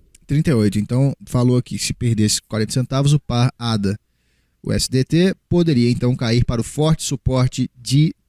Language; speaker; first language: Portuguese; native; Portuguese